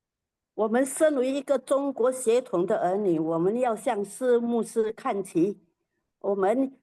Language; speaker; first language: Chinese; early bilingual, heritage; Chinese